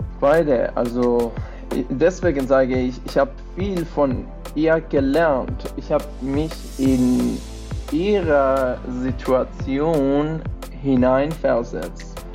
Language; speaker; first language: German; non-native, fluent; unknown